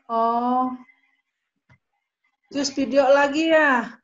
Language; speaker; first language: Indonesian; native; Indonesian